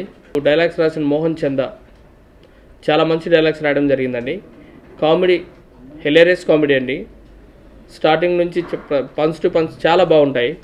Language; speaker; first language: Telugu; native; Telugu